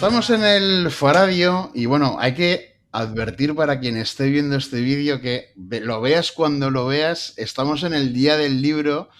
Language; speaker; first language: Spanish; native; Spanish